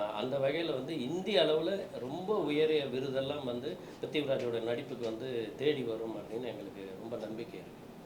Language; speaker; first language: Tamil; native; Tamil